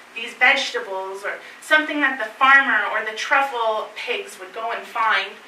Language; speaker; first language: English; native; English